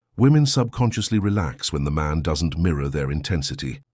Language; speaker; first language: English; non-native, local second language; Filipino